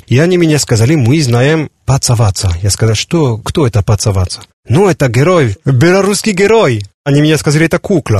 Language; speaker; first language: Russian; non-native, learner; French